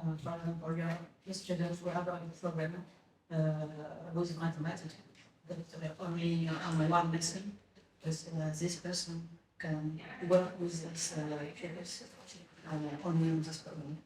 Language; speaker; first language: English; non-native, learner; French